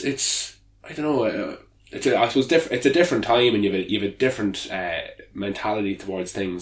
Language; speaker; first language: English; native; English